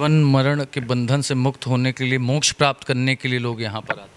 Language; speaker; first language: Hindi; native; Hindi